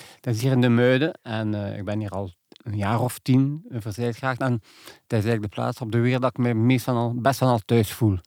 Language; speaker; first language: Dutch; non-native, local second language; French